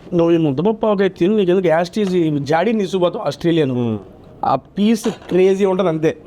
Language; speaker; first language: Telugu; native; Telugu